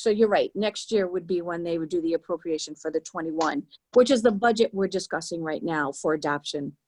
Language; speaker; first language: English; native; English